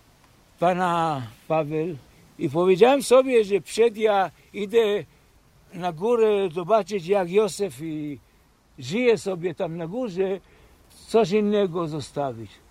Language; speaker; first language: Polish; early bilingual, heritage; Polish